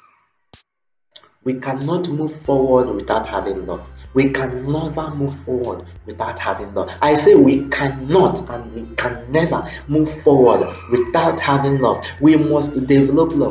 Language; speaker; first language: English; non-native, local second language; Igbo